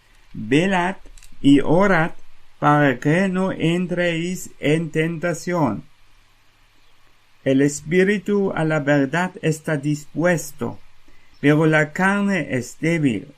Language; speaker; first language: Spanish; non-native, fluent; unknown